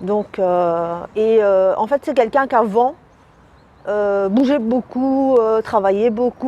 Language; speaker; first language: French; native; French